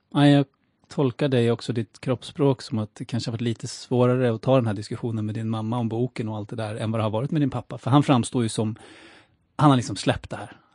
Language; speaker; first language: Swedish; native; Swedish